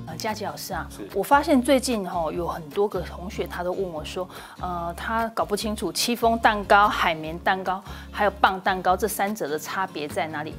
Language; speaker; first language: Chinese; native; Chinese